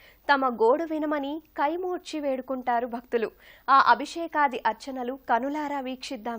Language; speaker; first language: Telugu; native; Telugu